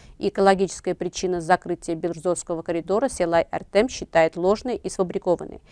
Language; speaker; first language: Russian; non-native, local second language; Armenian